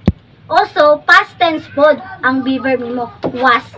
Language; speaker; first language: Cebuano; native; Cebuano